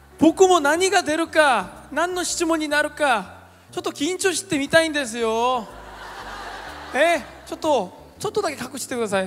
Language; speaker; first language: Japanese; non-native, fluent; Korean